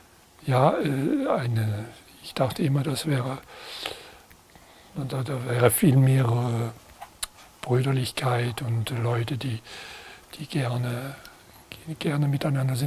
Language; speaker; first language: German; non-native, fluent; French